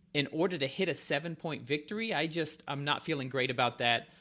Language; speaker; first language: English; native; English